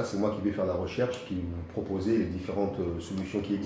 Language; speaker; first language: French; native; French